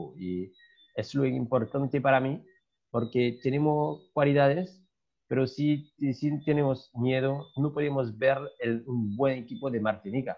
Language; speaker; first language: Spanish; non-native, learner; French